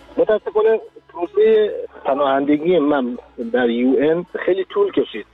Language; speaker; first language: Persian; non-native, local second language; Central Kurdish